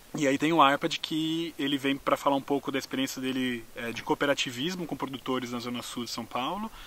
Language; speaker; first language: Portuguese; native; Portuguese